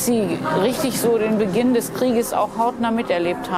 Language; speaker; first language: German; native; German